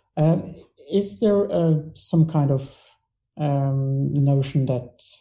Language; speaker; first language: English; non-native, fluent; Norwegian